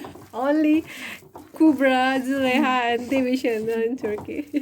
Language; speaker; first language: English; non-native, fluent; Indonesian